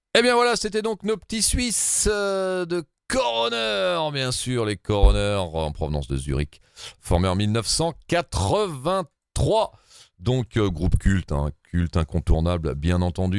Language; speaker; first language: French; native; French